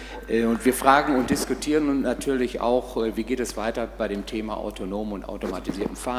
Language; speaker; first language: German; native; German